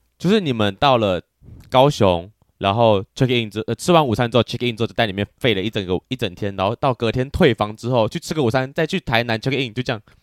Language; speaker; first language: Chinese; native; Chinese